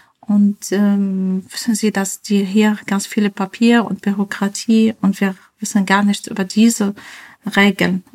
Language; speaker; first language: German; non-native, learner; Arabic